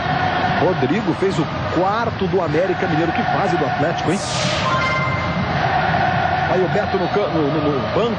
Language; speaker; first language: Portuguese; native; Portuguese